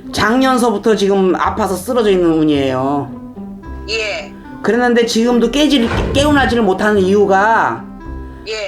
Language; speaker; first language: Korean; native; Korean